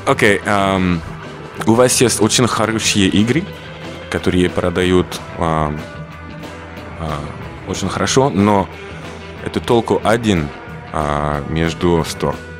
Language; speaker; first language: Russian; non-native, learner; French